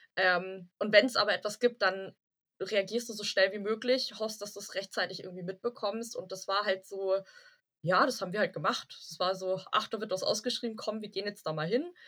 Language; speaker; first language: German; early bilingual, other home language; Vietnamese